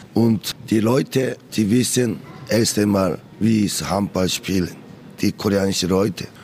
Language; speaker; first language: German; non-native, learner; Korean